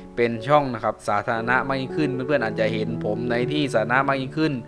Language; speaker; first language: Thai; non-native, local second language; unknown